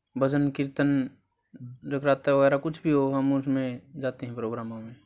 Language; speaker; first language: Hindi; native; Hindi